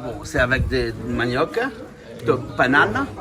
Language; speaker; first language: French; native; French